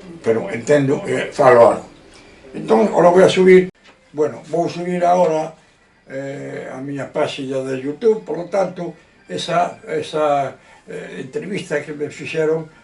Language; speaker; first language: Galician; non-native, local second language; Spanish